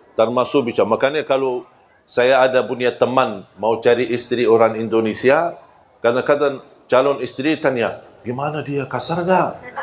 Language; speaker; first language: Malay; non-native, fluent; Arabic